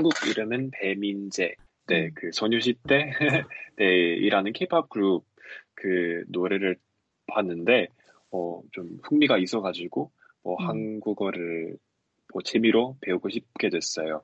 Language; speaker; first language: Korean; non-native, fluent; English